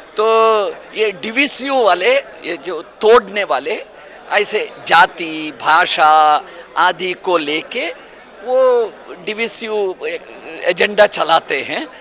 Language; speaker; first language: Hindi; non-native, local second language; Kannada